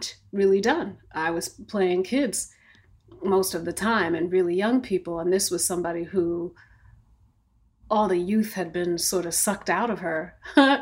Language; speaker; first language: English; native; English